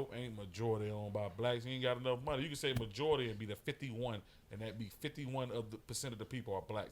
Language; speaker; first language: English; native; English